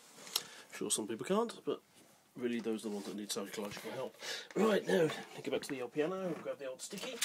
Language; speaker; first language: English; native; English